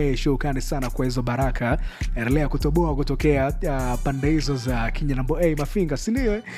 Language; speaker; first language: Swahili; native; Swahili